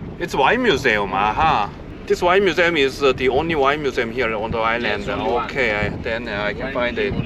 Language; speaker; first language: English; non-native, learner; Korean